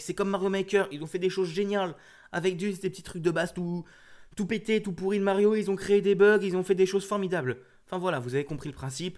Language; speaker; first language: French; native; French